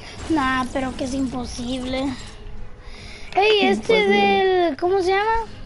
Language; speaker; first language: Spanish; early bilingual, heritage; Spanish